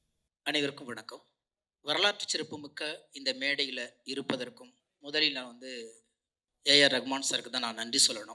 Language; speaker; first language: Tamil; native; Tamil